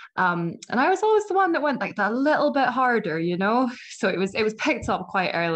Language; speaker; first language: English; native; English